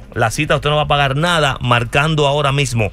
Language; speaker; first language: Spanish; native; Spanish